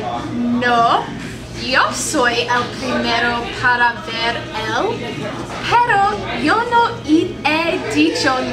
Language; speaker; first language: Spanish; non-native, learner; English